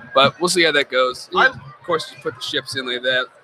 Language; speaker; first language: English; native; English